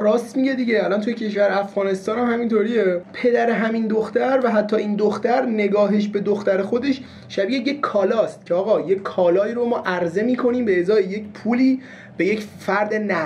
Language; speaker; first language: Persian; native; Persian